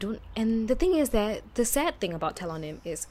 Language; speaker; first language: English; native; English